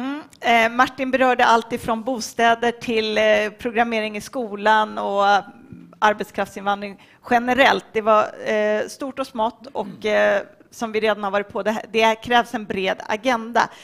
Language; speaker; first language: Swedish; native; Swedish